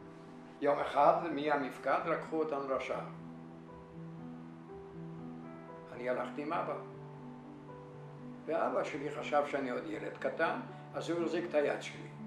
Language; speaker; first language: Hebrew; non-native, fluent; Yiddish